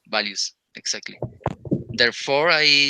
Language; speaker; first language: English; non-native, learner; Spanish